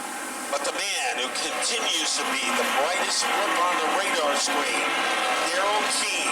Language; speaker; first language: English; native; English